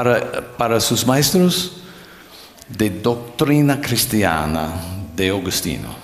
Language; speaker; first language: Spanish; non-native, learner; English